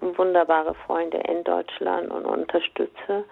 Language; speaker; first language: German; non-native, fluent; Persian